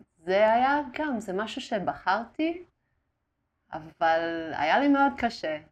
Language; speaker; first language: Hebrew; non-native, fluent; Italian